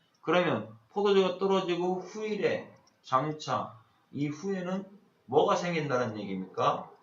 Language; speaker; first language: Korean; native; Korean